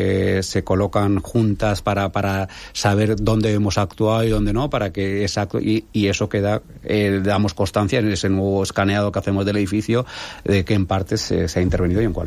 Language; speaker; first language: Spanish; native; Spanish